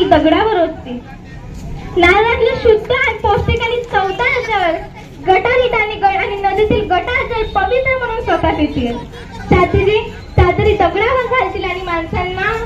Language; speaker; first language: Marathi; native; Marathi